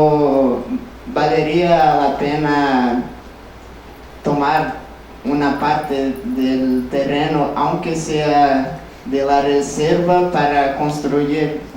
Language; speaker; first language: Spanish; non-native, fluent; Portuguese